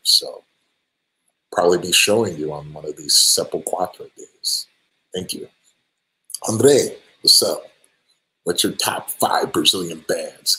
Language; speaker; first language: English; native; English